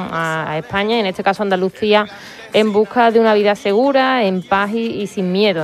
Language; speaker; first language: Spanish; native; Spanish